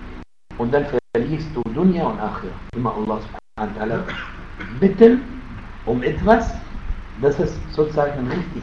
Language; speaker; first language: German; non-native, fluent; Arabic